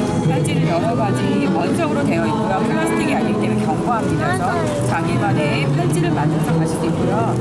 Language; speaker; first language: Korean; native; Korean